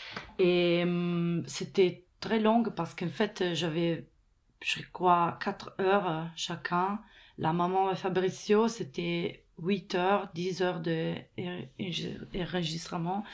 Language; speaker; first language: French; non-native, fluent; Italian